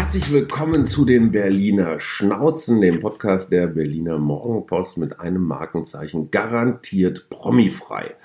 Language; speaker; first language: German; native; German